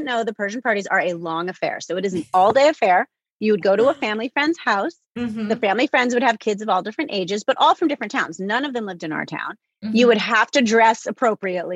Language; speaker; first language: English; native; English